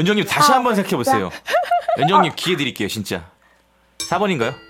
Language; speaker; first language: Korean; native; Korean